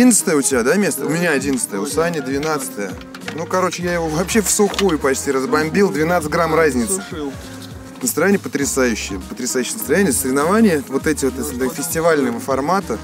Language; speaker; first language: Russian; native; Russian